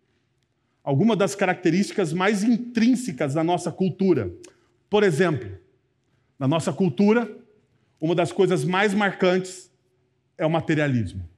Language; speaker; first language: Portuguese; native; Portuguese